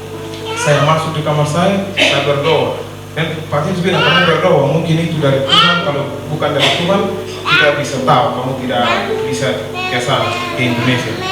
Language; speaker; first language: Indonesian; non-native, learner; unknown